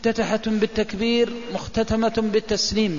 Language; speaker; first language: Arabic; native; Arabic